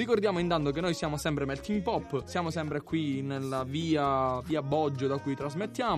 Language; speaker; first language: Italian; native; Italian